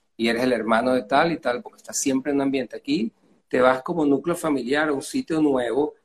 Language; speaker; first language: Spanish; native; Spanish